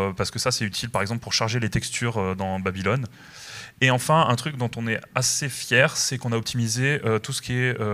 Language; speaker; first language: French; native; French